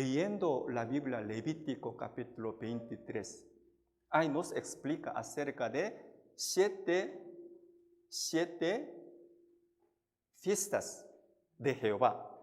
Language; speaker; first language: Spanish; non-native, fluent; Korean